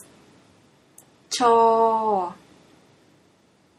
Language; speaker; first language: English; non-native, fluent; Thai